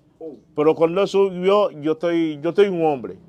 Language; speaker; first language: Spanish; non-native, learner; Haitian Creole